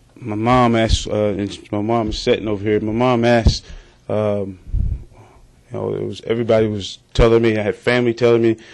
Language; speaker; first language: English; native; English